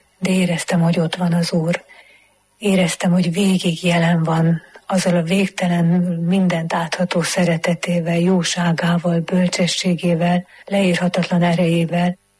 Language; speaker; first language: Hungarian; native; Hungarian